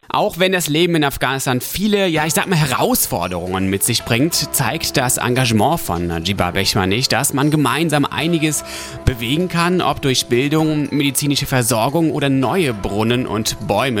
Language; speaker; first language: German; native; German